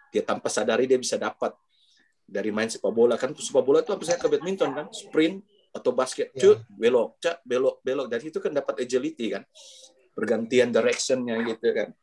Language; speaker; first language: Indonesian; native; Indonesian